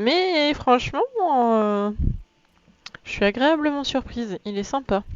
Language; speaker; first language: French; native; French